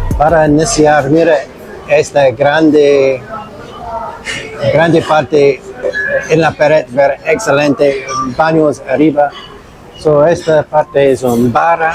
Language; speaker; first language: Spanish; non-native, learner; English